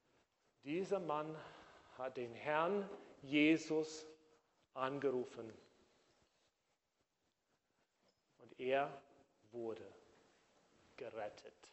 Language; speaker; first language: German; non-native, fluent; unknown